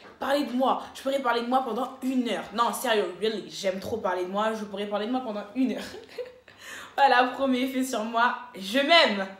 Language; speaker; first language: French; early bilingual, other home language; Lingala